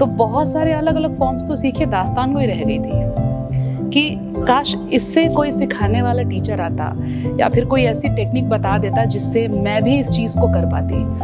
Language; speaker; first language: Hindi; native; Hindi